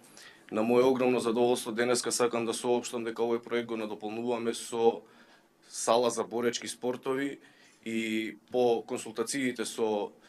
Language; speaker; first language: Macedonian; native; Macedonian